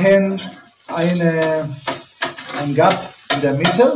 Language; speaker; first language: German; non-native, learner; Spanish